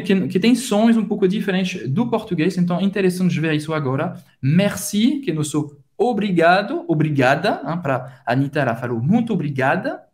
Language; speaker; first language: Portuguese; non-native, fluent; French